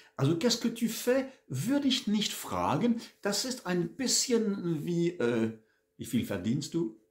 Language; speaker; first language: German; non-native, fluent; French